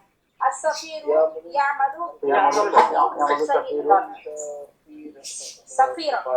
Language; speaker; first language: Arabic; non-native, learner; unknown